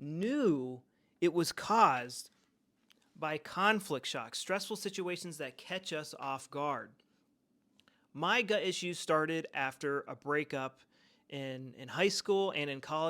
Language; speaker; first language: English; native; English